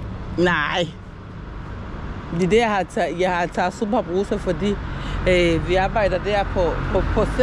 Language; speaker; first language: Danish; non-native, learner; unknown